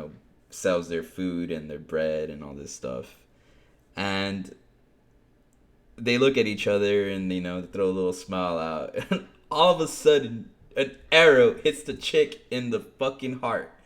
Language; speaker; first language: English; native; English